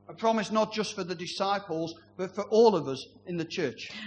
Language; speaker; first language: English; native; English